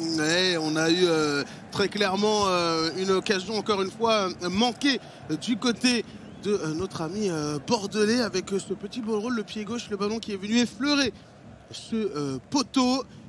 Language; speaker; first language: French; native; French